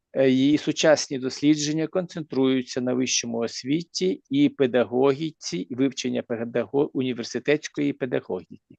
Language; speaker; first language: Ukrainian; native; Ukrainian